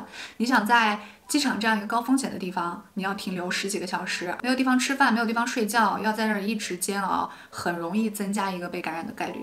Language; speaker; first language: Chinese; native; Chinese